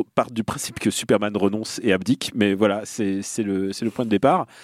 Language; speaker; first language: French; non-native, fluent; Russian